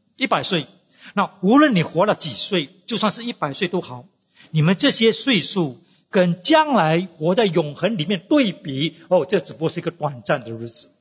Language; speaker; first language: Chinese; native; Chinese